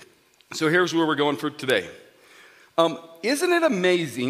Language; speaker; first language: English; native; English